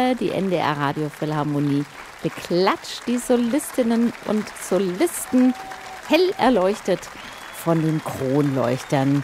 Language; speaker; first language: German; native; German